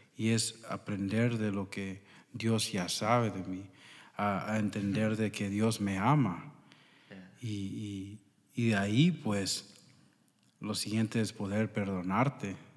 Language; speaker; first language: Spanish; early bilingual, heritage; Spanish